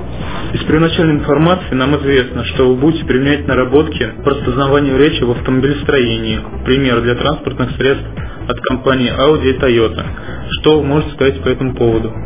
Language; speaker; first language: Russian; native; Russian